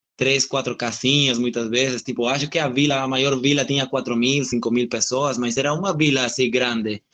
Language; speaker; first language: Portuguese; non-native, learner; Spanish